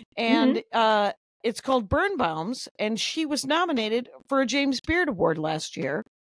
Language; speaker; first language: English; native; English